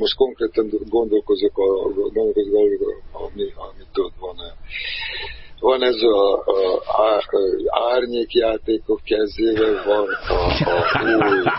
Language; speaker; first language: Hungarian; non-native, fluent; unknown